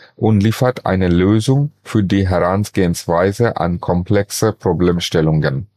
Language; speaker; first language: German; non-native, fluent; Bangla